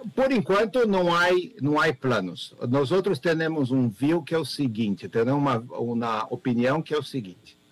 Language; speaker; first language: Spanish; non-native, learner; Portuguese